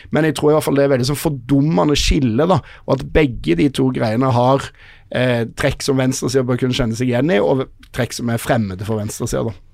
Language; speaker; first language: Norwegian; native; Norwegian